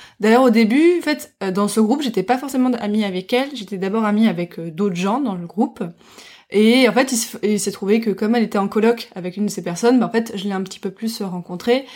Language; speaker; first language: French; early bilingual, heritage; French